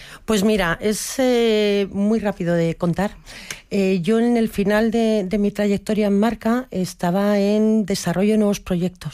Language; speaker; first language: Spanish; native; Spanish